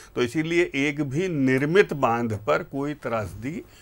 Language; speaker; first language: Hindi; native; Hindi